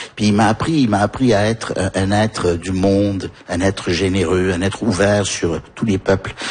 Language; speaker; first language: French; early bilingual, heritage; French